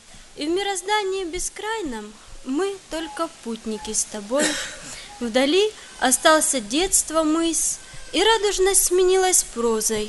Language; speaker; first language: Russian; native; Russian